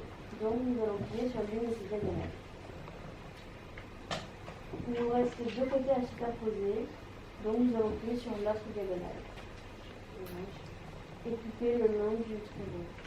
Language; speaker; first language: French; native; French